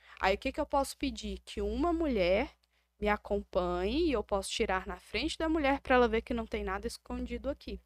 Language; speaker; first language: Portuguese; native; Portuguese